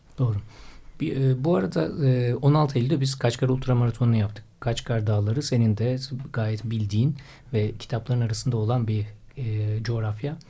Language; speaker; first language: Turkish; native; Turkish